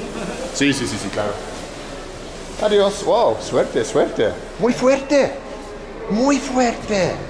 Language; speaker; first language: Spanish; non-native, learner; English